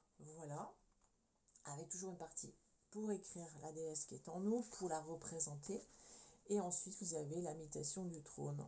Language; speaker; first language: French; native; French